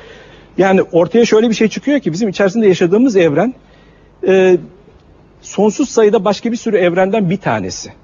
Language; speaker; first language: Turkish; native; Turkish